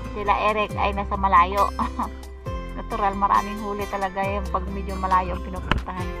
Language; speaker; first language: Filipino; non-native, local second language; Cebuano